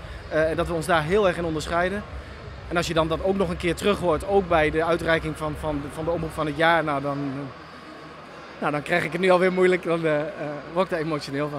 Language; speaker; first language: Dutch; native; Dutch